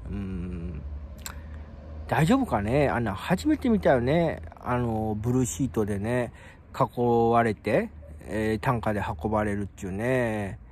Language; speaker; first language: Japanese; native; Japanese